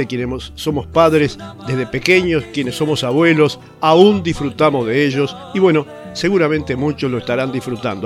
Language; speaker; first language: Spanish; native; Spanish